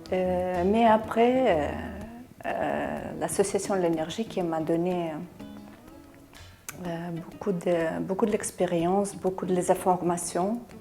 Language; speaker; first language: French; non-native, learner; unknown